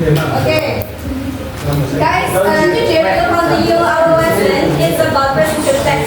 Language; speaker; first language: English; non-native, learner; Indonesian